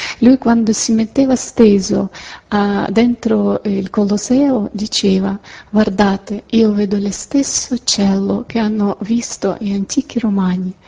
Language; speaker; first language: Italian; non-native, fluent; Ukrainian